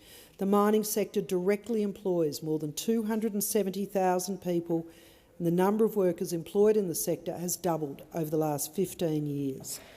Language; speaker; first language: English; native; English